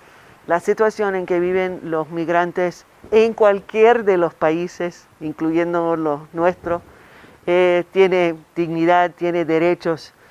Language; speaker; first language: Spanish; non-native, fluent; English